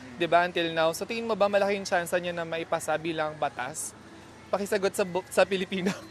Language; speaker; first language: Filipino; native; Filipino